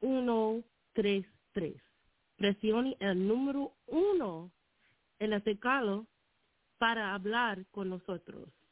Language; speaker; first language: Spanish; non-native, learner; English